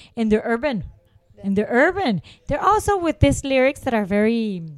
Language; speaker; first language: English; non-native, fluent; Spanish